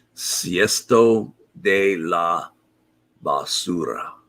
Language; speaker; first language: Spanish; non-native, learner; English